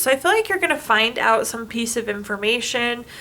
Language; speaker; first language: English; native; English